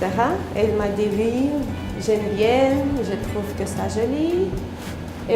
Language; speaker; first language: French; non-native, learner; Russian